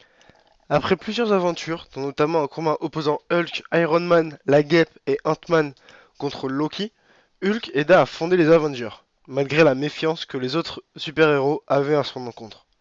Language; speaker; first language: French; native; French